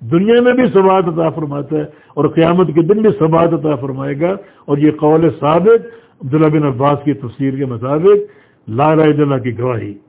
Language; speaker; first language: Urdu; native; Urdu